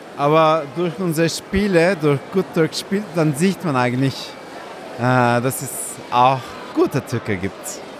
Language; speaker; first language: German; non-native, fluent; Turkish